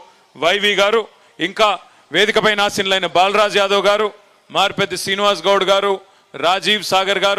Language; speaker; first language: Telugu; native; Telugu